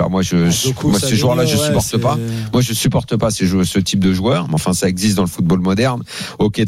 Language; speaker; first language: French; native; French